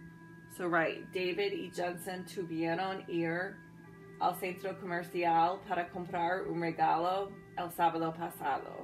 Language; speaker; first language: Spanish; non-native, fluent; English